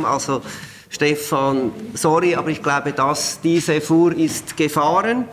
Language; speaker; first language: German; native; German